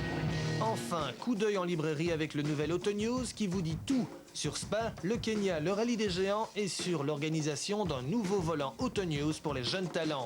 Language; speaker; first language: French; native; French